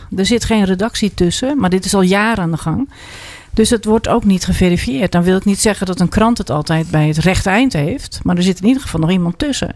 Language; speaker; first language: Dutch; native; Dutch